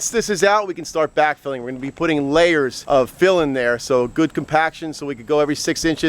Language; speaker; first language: English; native; English